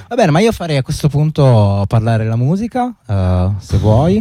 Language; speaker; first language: Italian; native; Italian